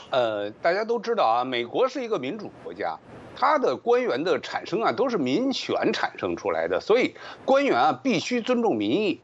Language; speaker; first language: Chinese; native; Chinese